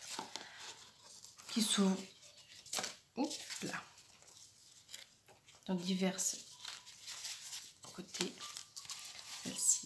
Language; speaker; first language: French; native; French